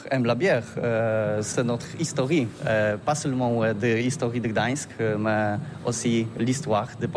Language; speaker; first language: French; non-native, learner; Polish